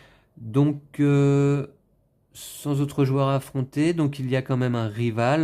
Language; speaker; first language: French; native; French